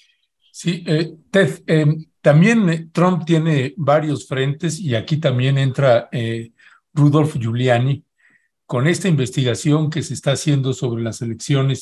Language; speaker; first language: Spanish; native; Spanish